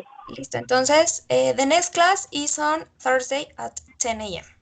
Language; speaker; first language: English; non-native, learner; Spanish